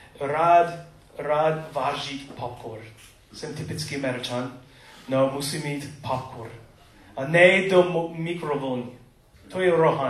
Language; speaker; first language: Czech; non-native, learner; English